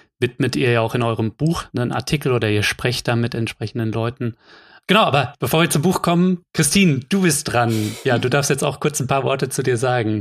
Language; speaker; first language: German; native; German